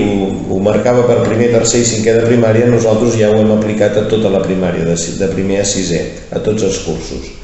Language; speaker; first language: Catalan; native; Catalan